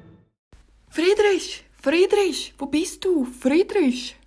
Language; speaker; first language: German; non-native, learner; Norwegian